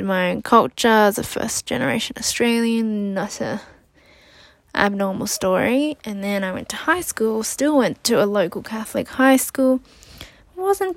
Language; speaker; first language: English; native; English